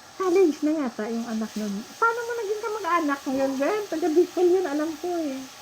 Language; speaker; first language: Filipino; non-native, local second language; Hiligaynon